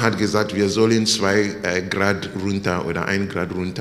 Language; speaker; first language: German; non-native, learner; English